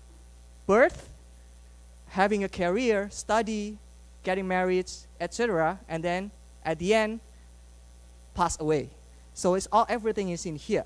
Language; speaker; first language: English; non-native, fluent; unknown